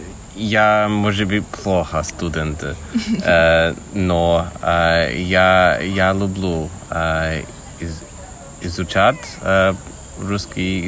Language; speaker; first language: Russian; non-native, learner; English